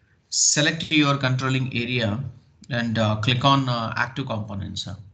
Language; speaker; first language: English; non-native, local second language; Telugu